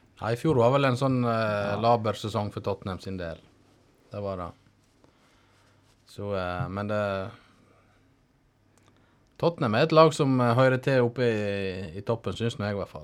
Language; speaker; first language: Norwegian; native; Norwegian